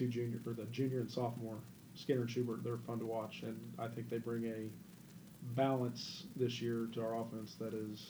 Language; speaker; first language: English; native; English